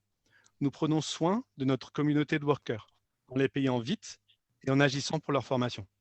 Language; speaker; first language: French; native; French